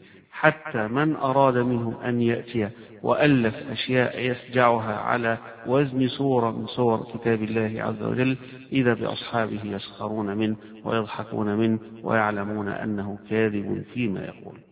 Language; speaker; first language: Arabic; native; Arabic